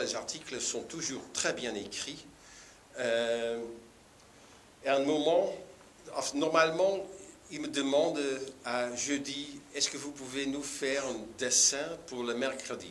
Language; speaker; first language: French; non-native, learner; Dutch